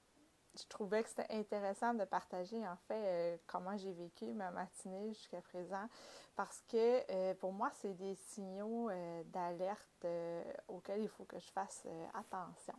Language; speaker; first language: French; native; French